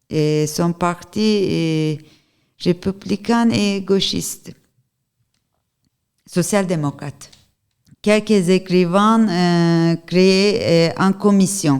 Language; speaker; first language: French; non-native, learner; Turkish